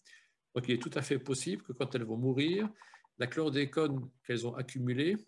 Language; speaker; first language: French; native; French